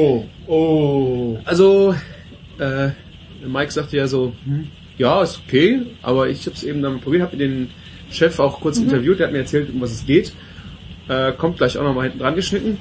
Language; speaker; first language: German; native; German